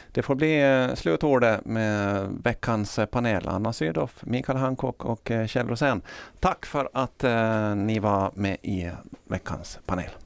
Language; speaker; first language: Swedish; native; Swedish